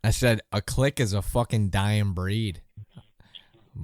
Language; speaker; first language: English; native; English